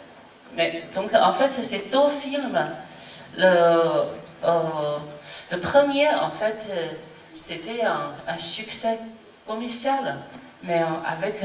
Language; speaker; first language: French; non-native, fluent; Chinese